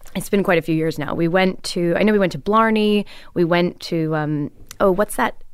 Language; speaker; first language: English; native; English